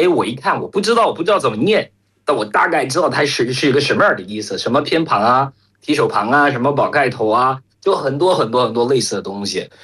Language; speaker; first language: Chinese; non-native, fluent; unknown